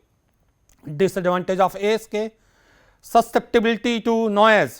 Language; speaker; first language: English; non-native, local second language; Hindi